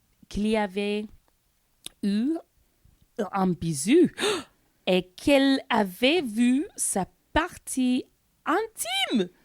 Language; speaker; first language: French; non-native, learner; English